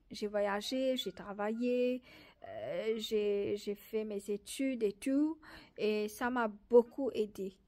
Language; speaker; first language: French; non-native, local second language; Morisyen